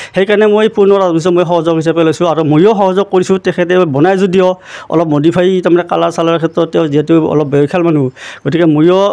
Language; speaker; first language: Assamese; native; Assamese